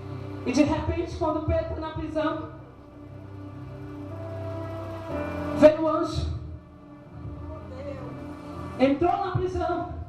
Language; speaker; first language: Portuguese; native; Portuguese